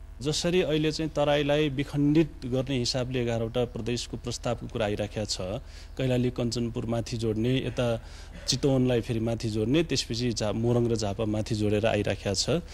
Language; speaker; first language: Nepali; non-native, local second language; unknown